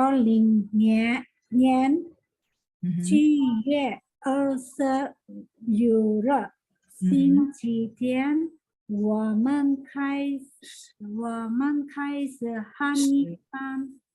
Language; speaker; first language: Chinese; non-native, learner; Indonesian